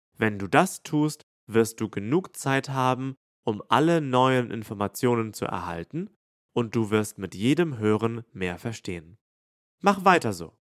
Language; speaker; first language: German; native; German